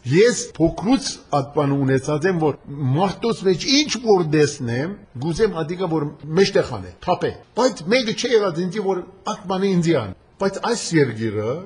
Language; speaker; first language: Armenian; early bilingual, heritage; Armenian